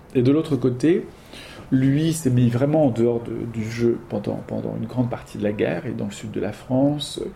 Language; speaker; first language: French; native; French